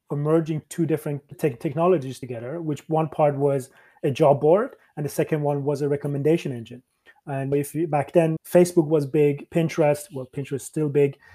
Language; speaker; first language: English; early bilingual, other home language; Persian